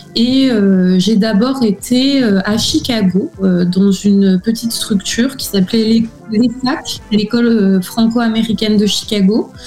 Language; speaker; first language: French; native; French